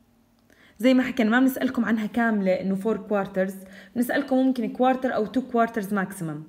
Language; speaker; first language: Arabic; native; Arabic